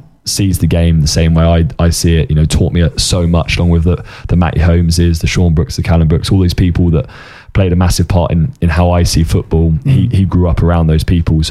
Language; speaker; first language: English; native; English